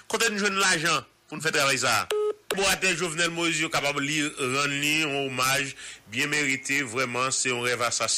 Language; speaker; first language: French; non-native, local second language; Haitian Creole